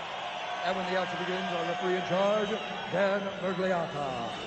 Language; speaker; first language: English; native; English